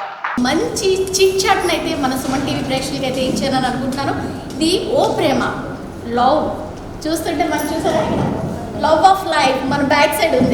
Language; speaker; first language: Telugu; native; Telugu